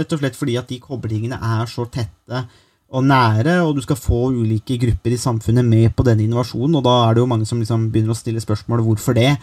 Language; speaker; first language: Norwegian; native; Norwegian